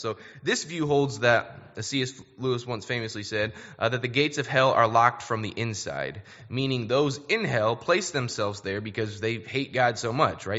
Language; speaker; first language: English; native; English